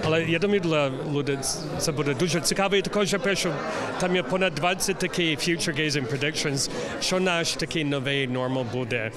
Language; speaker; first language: Ukrainian; early bilingual, heritage; English